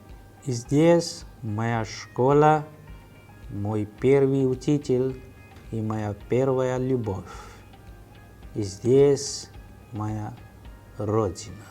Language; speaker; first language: Russian; non-native, fluent; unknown